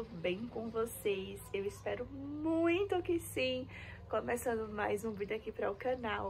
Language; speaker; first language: Portuguese; native; Portuguese